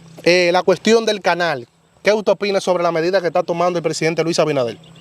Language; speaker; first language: Spanish; native; Spanish